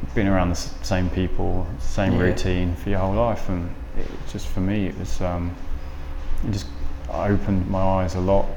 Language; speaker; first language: English; native; English